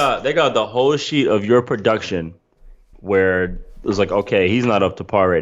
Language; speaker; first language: English; native; English